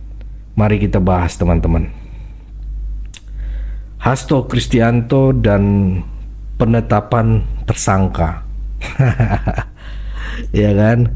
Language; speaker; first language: Indonesian; native; Indonesian